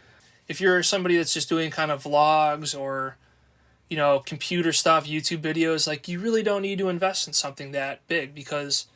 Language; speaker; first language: English; native; English